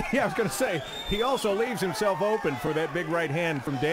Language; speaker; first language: English; native; English